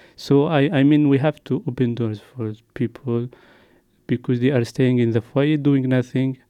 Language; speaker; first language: English; non-native, learner; Arabic